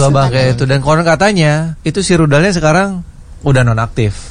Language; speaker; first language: Indonesian; native; Indonesian